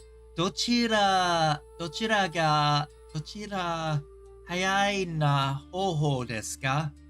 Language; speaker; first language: Japanese; non-native, learner; English